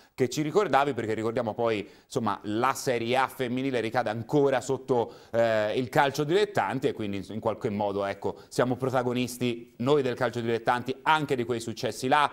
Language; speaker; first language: Italian; native; Italian